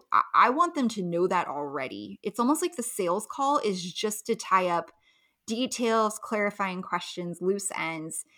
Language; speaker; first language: English; native; English